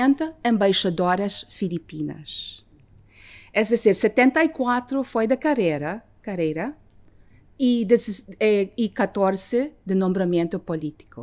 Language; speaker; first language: Portuguese; non-native, fluent; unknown